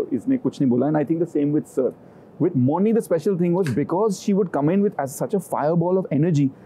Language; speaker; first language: Hindi; native; Hindi